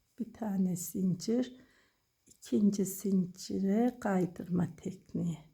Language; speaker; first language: Turkish; native; Turkish